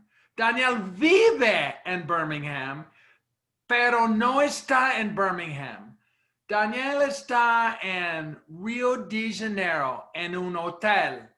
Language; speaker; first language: Spanish; non-native, fluent; English